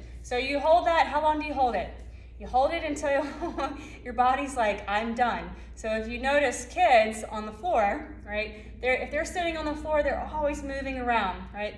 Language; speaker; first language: English; native; English